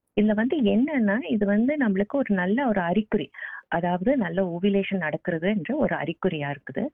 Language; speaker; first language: Tamil; native; Tamil